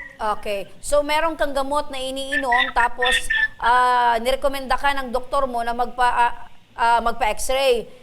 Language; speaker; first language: Filipino; non-native, local second language; Bikol